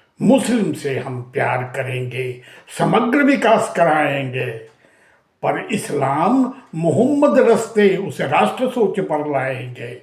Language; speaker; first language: Hindi; native; Hindi